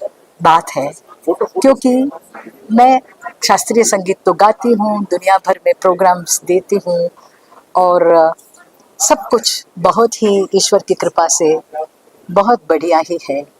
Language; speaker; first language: Hindi; non-native, local second language; Tamil